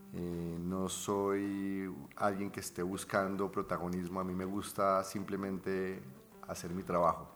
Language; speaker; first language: Spanish; native; Spanish